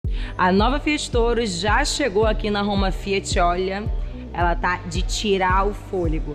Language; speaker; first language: Portuguese; native; Portuguese